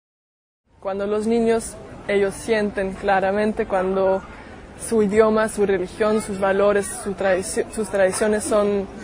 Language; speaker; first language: Spanish; non-native, fluent; German